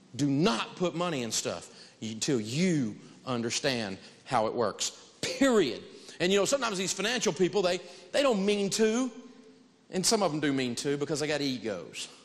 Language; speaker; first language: English; native; English